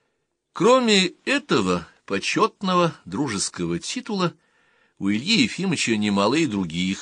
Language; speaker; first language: Russian; native; Russian